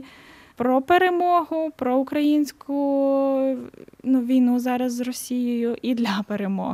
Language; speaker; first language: Ukrainian; native; Ukrainian